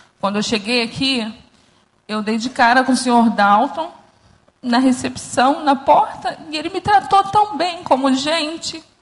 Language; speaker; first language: Portuguese; native; Portuguese